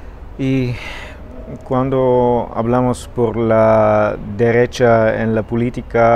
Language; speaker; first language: Spanish; non-native, fluent; Bulgarian